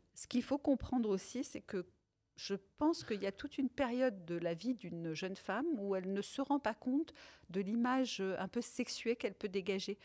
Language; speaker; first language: French; early bilingual, other home language; Italian